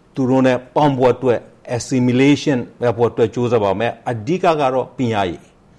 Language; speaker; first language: Burmese; non-native, local second language; Rohingya